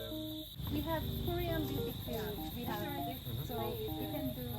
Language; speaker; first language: English; non-native, learner; Korean